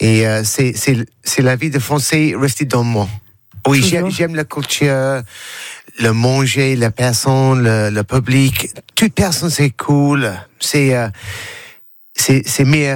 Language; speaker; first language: French; non-native, learner; English